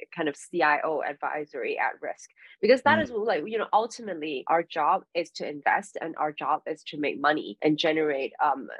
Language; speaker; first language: English; non-native, local second language; Cantonese